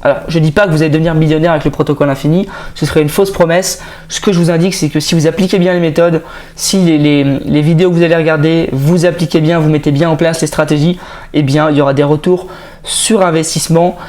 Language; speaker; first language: French; native; French